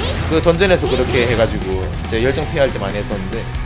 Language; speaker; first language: Korean; native; Korean